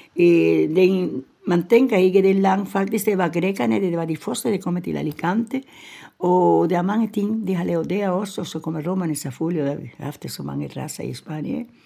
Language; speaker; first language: Danish; non-native, fluent; Spanish